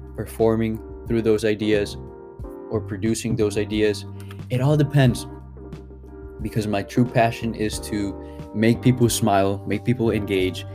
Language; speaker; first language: English; early bilingual, other home language; Spanish